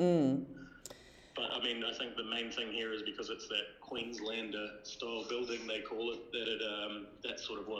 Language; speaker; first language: English; native; English